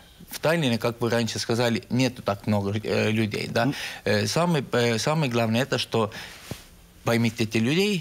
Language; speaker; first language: Russian; non-native, local second language; Estonian